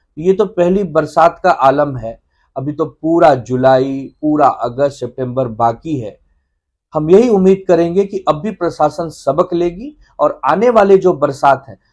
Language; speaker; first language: Hindi; native; Hindi